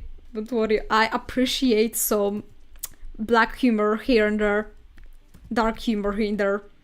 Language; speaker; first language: English; non-native, fluent; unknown